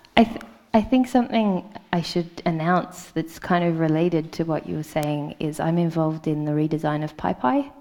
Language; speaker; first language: English; native; English